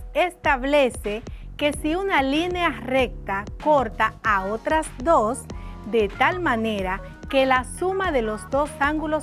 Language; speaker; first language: Spanish; native; Spanish